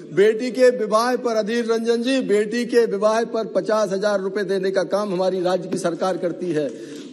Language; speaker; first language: Hindi; native; Hindi